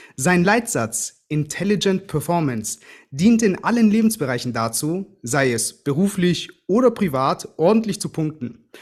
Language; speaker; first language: German; early bilingual, other home language; Greek